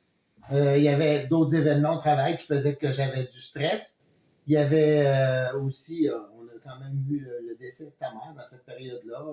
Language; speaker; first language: French; native; French